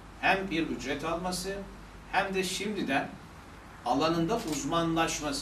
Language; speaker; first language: Turkish; native; Turkish